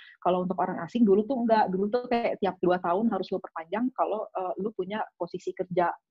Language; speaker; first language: Indonesian; native; Indonesian